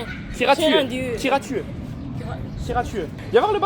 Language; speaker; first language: French; native; French